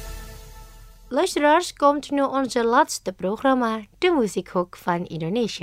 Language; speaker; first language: Dutch; non-native, fluent; Indonesian